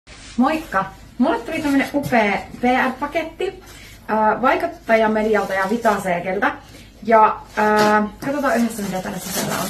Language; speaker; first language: Finnish; native; Finnish